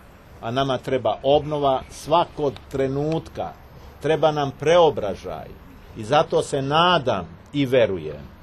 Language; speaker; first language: Serbian; native; Serbian